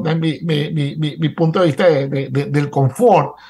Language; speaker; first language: Spanish; native; Spanish